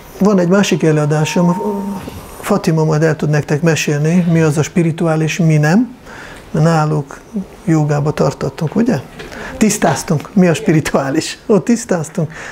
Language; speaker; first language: Hungarian; non-native, fluent; Russian